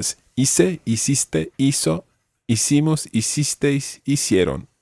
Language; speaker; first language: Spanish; non-native, fluent; English